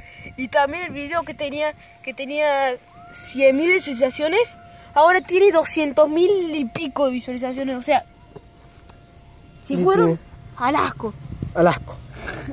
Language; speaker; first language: Spanish; native; Spanish